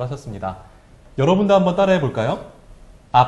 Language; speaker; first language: Korean; native; Korean